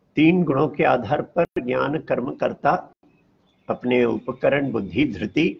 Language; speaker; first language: Hindi; non-native, local second language; Tamil